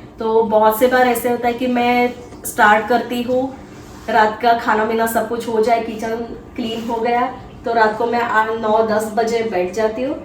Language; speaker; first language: Hindi; non-native, local second language; Marathi